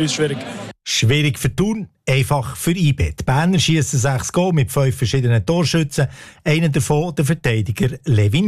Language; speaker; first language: German; native; German